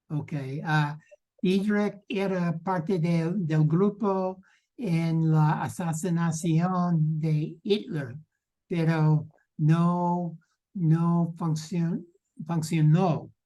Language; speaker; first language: Spanish; non-native, learner; English